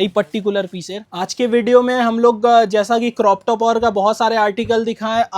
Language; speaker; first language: Hindi; non-native, local second language; Bangla